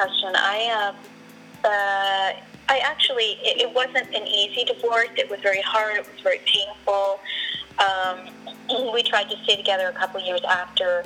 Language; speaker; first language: English; native; English